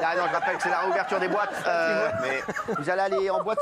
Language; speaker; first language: French; native; French